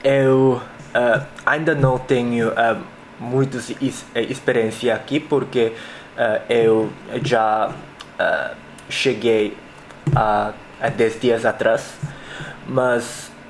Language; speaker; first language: Portuguese; non-native, learner; Korean